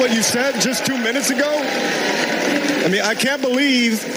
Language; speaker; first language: English; native; English